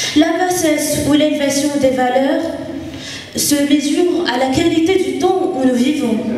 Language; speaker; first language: French; non-native, local second language; Arabic